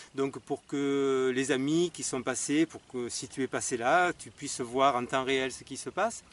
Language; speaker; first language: French; native; French